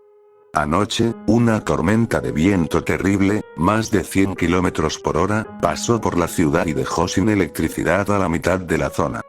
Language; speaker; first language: Spanish; native; Spanish